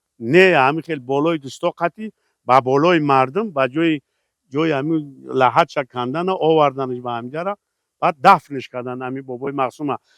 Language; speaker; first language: Tajik; native; Tajik